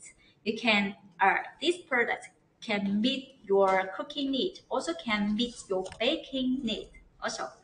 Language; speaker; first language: English; non-native, learner; Chinese